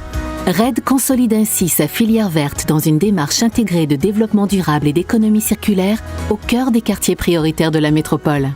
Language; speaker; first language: French; native; French